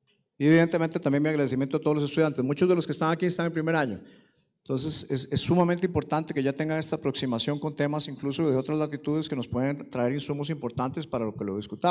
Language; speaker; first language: Spanish; native; Spanish